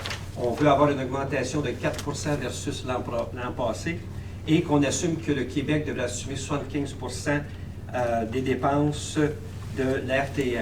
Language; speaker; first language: French; native; French